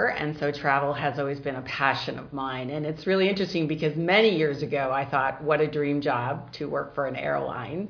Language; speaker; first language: English; native; English